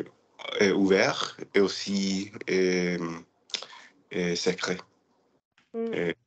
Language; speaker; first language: French; non-native, learner; English